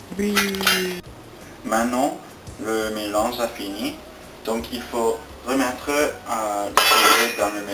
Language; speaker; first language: French; non-native, learner; English